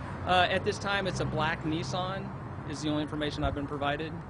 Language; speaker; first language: English; native; English